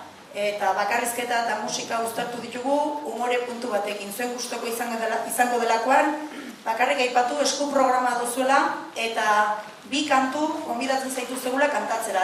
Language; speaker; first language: Basque; native; Basque